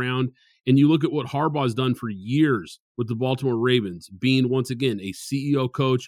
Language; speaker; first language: English; native; English